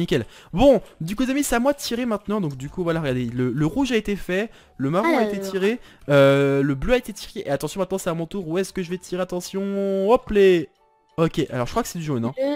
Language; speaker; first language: French; native; French